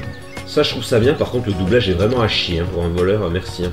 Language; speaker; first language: French; native; French